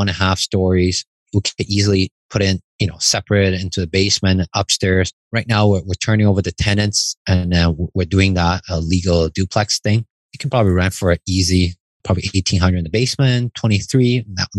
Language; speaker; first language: English; non-native, fluent; Chinese